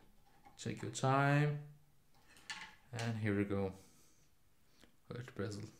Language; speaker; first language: English; non-native, fluent; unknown